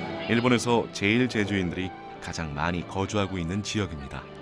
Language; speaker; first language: Korean; native; Korean